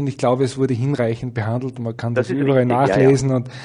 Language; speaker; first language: German; native; German